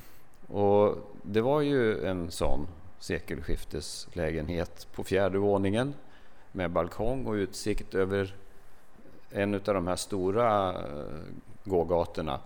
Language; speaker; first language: Swedish; native; Swedish